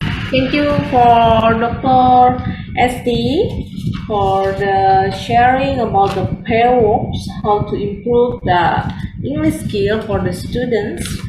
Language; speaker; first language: English; non-native, fluent; Indonesian